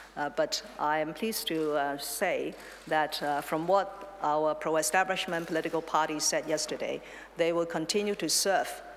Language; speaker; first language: English; non-native, local second language; Chinese